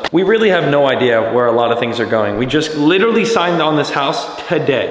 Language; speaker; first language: English; native; English